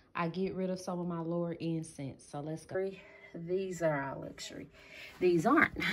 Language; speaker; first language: English; native; English